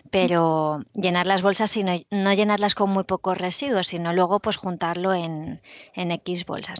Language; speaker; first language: Spanish; native; Spanish